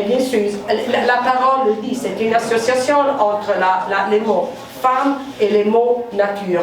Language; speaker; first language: French; non-native, fluent; Italian